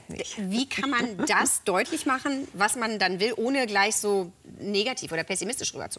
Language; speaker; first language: German; native; German